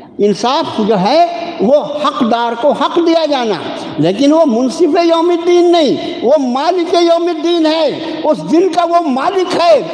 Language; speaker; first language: Urdu; native; Urdu